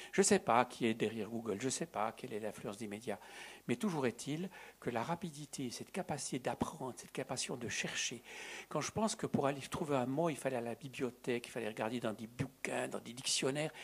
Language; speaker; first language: French; native; French